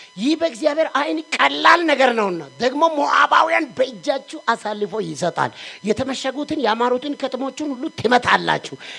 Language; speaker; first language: Amharic; non-native, local second language; Wolaytta